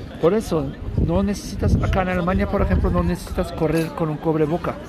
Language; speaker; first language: Spanish; non-native, learner; German